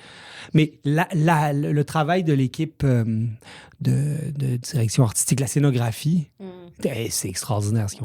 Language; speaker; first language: French; native; French